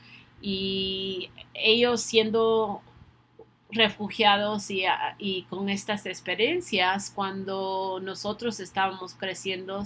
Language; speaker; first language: Spanish; early bilingual, other home language; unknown